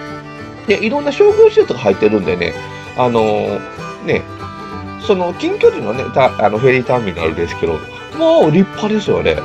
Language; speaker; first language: Japanese; native; Japanese